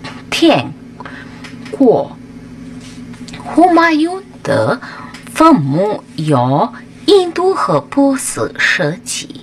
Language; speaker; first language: Chinese; non-native, fluent; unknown